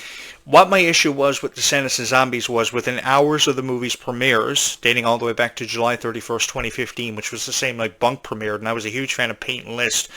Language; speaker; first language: English; native; English